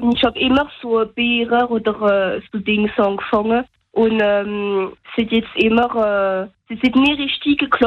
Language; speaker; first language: German; non-native, learner; French